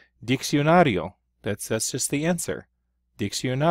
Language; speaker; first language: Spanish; non-native, fluent; English